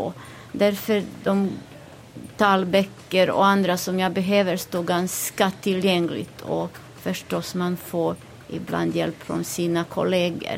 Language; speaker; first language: Swedish; non-native, fluent; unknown